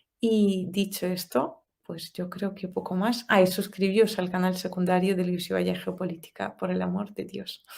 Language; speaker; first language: Spanish; non-native, fluent; Russian